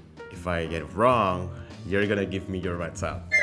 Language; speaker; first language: English; non-native, fluent; Indonesian